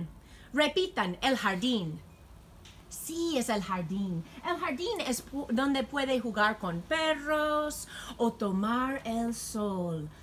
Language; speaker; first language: Spanish; non-native, fluent; English